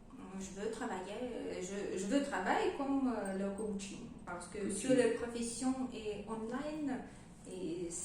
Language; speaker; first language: French; non-native, learner; Russian